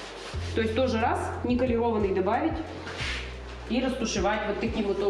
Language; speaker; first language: Russian; native; Russian